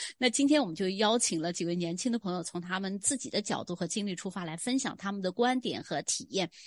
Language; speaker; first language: Chinese; native; Chinese